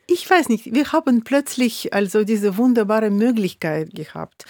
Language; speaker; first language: German; non-native, fluent; Russian